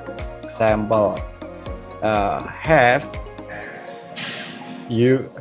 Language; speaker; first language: English; non-native, fluent; Indonesian